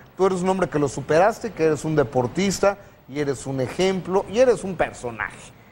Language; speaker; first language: Spanish; native; Spanish